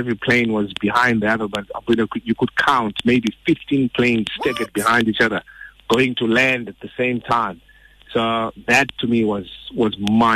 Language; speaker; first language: English; non-native, local second language; Xhosa